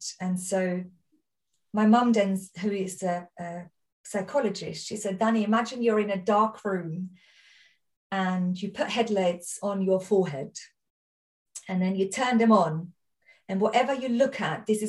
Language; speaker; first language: English; non-native, fluent; German